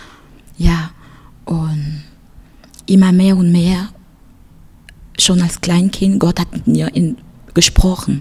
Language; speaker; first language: German; non-native, fluent; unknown